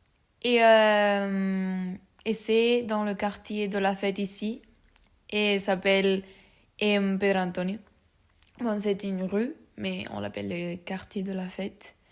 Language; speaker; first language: French; non-native, learner; Spanish